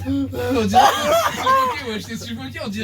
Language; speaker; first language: French; native; French